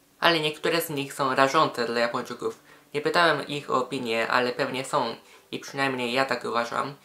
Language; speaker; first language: Polish; non-native, fluent; Japanese